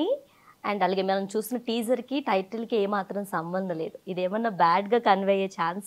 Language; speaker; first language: Telugu; native; Telugu